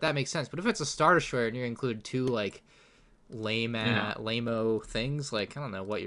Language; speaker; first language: English; native; English